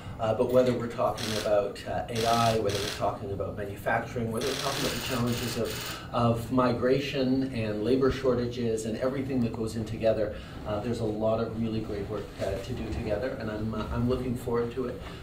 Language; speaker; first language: English; native; English